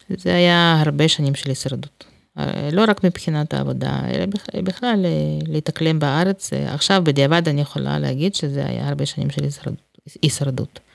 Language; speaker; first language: Hebrew; non-native, fluent; Russian